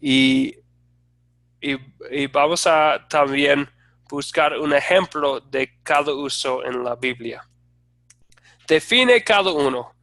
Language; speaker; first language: Spanish; non-native, fluent; English